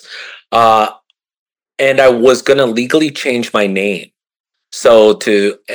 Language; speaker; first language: English; early bilingual, other home language; Japanese